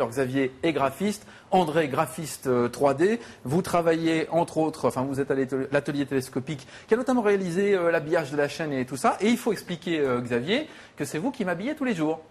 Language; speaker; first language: French; native; French